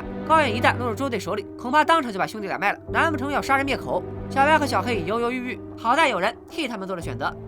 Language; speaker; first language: Chinese; native; Chinese